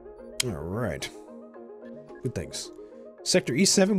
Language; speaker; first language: English; native; English